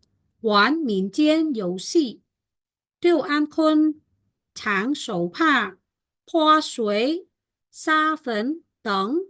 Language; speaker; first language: Chinese; non-native, fluent; Khmer